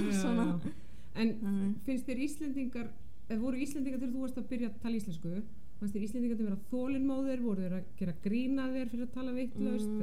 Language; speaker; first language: Icelandic; native; Icelandic